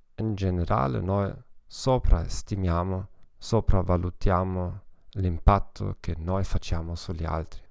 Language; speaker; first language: Italian; non-native, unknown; German